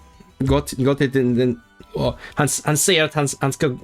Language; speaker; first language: Swedish; non-native, learner; Cantonese